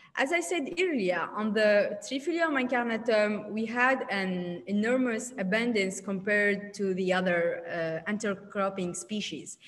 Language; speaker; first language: English; non-native, learner; Arabic